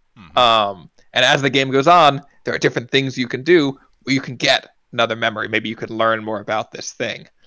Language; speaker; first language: English; native; English